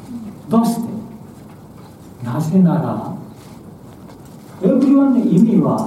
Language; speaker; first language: Japanese; non-native, learner; Bangla